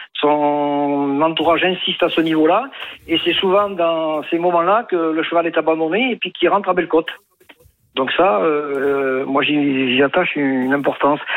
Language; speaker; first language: French; native; French